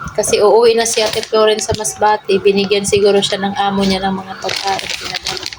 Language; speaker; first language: Filipino; non-native, local second language; Cebuano